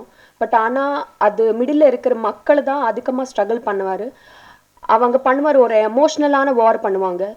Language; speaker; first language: Tamil; non-native, learner; Telugu